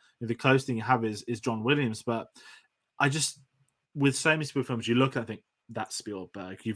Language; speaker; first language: English; native; English